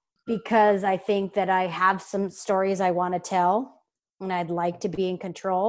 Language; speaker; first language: English; native; English